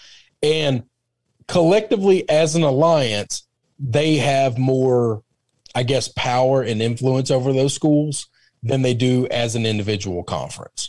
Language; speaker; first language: English; native; English